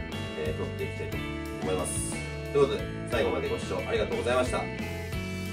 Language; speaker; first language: Japanese; native; Japanese